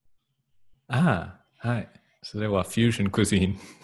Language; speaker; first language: Japanese; non-native, learner; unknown